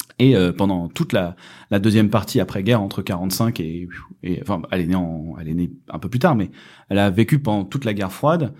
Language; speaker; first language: French; native; French